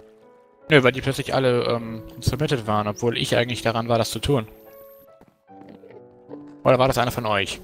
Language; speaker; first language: German; native; German